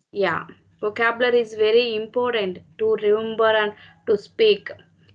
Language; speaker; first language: English; non-native, learner; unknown